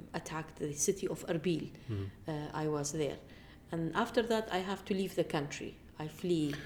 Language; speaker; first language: English; non-native, fluent; Arabic